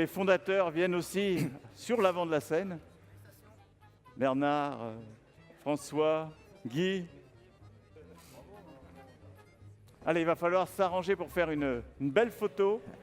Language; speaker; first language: French; native; French